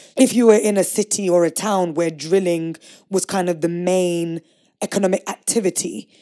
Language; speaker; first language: English; native; English